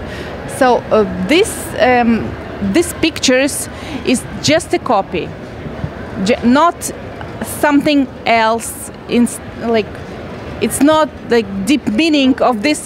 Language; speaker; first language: English; non-native, learner; Russian